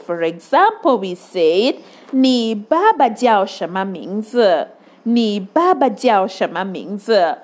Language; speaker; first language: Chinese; non-native, fluent; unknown